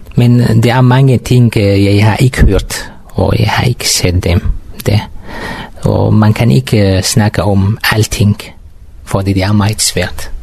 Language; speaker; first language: Danish; non-native, learner; Kurdish